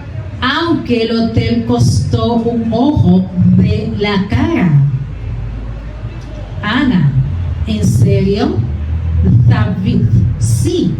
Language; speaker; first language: Spanish; non-native, fluent; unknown